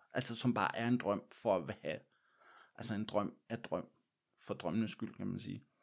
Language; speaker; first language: Danish; native; Danish